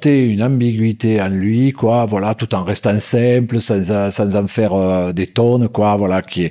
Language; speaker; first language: French; native; French